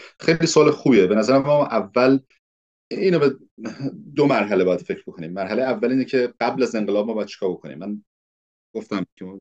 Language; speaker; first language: Persian; early bilingual, heritage; Persian